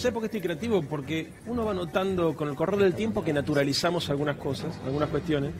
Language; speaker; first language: Spanish; native; Spanish